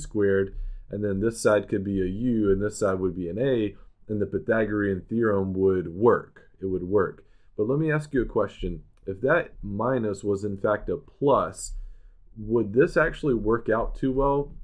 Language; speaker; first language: English; native; English